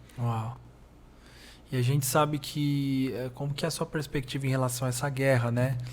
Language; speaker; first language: Portuguese; native; Portuguese